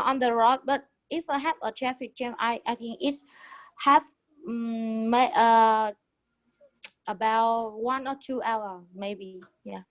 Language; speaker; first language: English; non-native, learner; Vietnamese